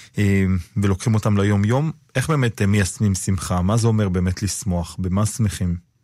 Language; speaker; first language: Hebrew; native; Hebrew